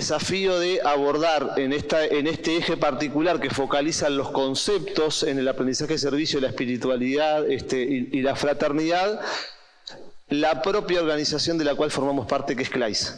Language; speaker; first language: Spanish; native; Spanish